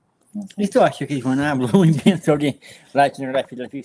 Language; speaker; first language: Spanish; non-native, learner; Portuguese